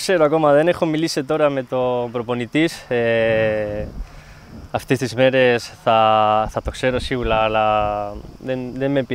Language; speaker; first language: Greek; non-native, learner; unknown